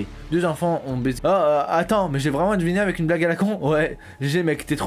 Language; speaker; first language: French; native; French